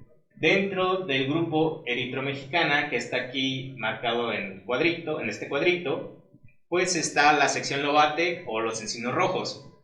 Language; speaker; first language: Spanish; native; Spanish